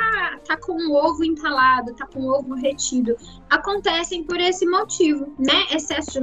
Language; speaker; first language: Portuguese; native; Portuguese